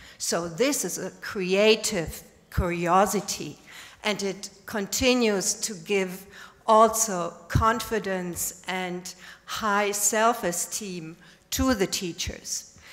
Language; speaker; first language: English; non-native, fluent; German